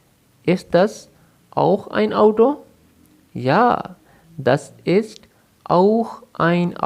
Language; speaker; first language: German; non-native, fluent; Urdu